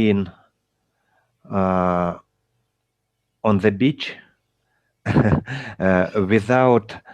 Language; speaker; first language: English; non-native, learner; Russian